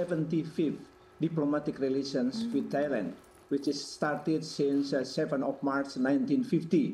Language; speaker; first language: English; non-native, fluent; Indonesian